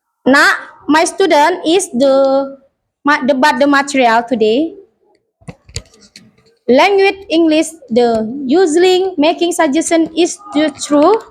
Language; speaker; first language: English; non-native, learner; Indonesian